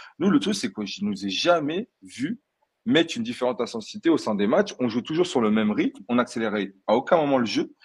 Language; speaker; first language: French; early bilingual, other home language; Portuguese